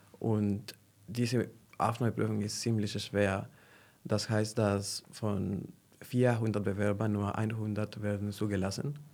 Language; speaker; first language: German; non-native, fluent; Spanish